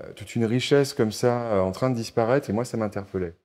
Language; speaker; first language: French; native; French